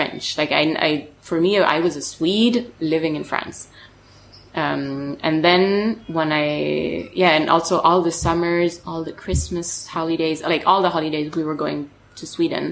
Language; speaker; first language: English; non-native, fluent; French